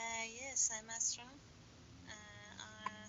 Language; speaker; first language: English; non-native, learner; Persian